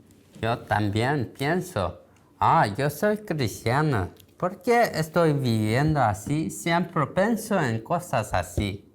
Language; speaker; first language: Spanish; non-native, learner; Korean